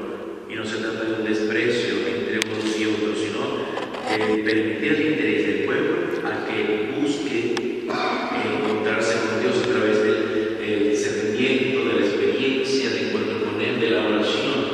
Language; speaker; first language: Spanish; native; Spanish